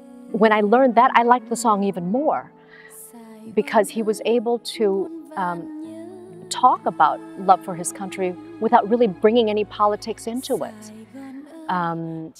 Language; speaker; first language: English; early bilingual, other home language; Vietnamese